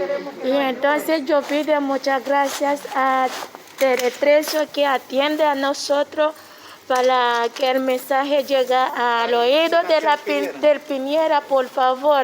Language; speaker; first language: Spanish; non-native, learner; Haitian Creole